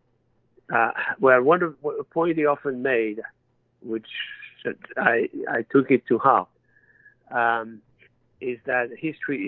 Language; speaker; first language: English; non-native, fluent; French